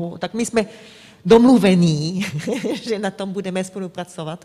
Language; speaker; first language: Czech; non-native, fluent; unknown